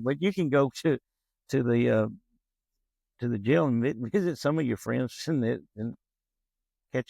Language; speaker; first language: English; native; English